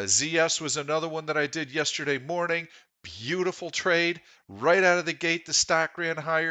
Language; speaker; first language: English; native; English